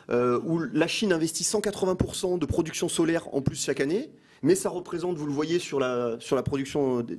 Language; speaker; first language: French; native; French